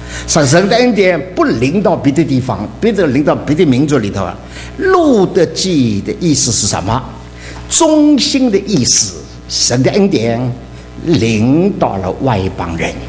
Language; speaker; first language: Chinese; native; Chinese